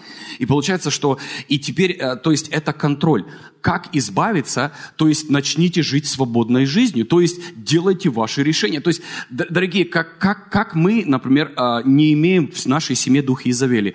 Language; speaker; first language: Russian; native; Russian